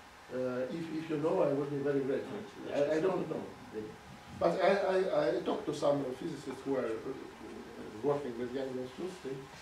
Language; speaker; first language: English; non-native, fluent; Russian